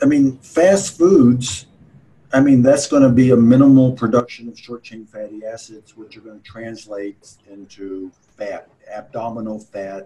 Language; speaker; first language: English; native; English